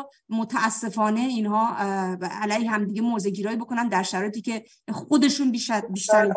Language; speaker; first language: Persian; native; Persian